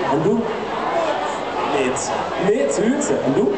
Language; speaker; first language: Dutch; non-native, local second language; Limburgish